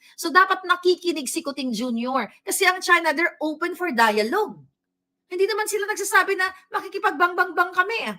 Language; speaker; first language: Filipino; non-native, local second language; Cebuano